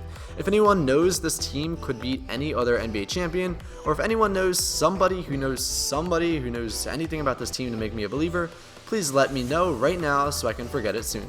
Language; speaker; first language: English; native; English